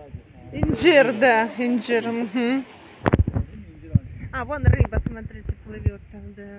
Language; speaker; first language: Russian; native; Russian